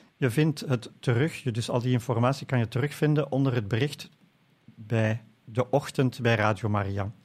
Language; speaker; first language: Dutch; native; Dutch